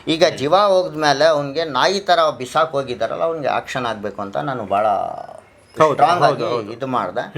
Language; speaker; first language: Kannada; non-native, local second language; Urdu